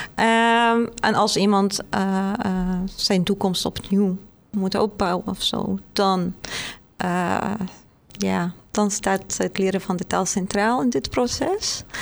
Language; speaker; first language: Dutch; non-native, fluent; Arabic